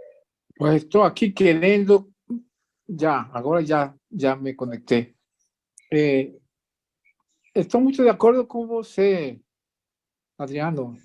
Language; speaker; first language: Portuguese; non-native, fluent; Spanish